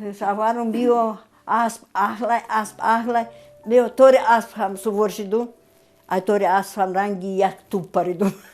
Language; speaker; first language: Tajik; non-native, fluent; Romanian